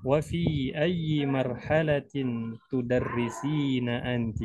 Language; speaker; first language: Arabic; non-native, fluent; Indonesian